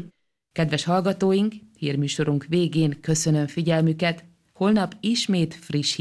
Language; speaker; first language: Hungarian; native; Hungarian